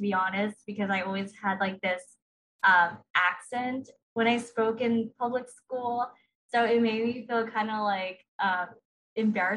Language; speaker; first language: English; early bilingual, other home language; Iloko